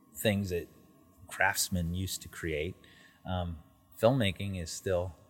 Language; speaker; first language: English; native; English